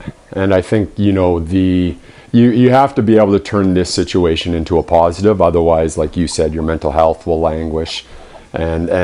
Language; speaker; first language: English; native; English